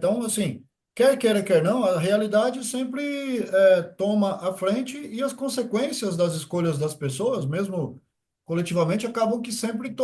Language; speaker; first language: Portuguese; native; Portuguese